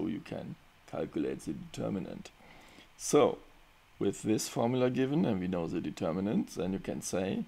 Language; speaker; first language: English; non-native, fluent; German